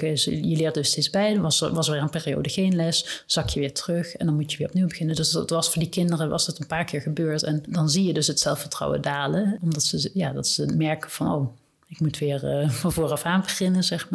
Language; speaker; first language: Dutch; native; Dutch